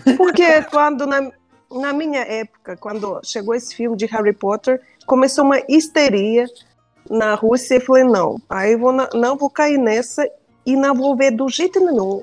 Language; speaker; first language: Portuguese; non-native, fluent; Russian